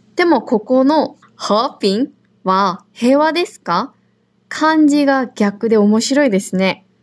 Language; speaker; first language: Japanese; non-native, fluent; Korean